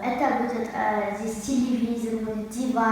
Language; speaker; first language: Russian; non-native, local second language; Kazakh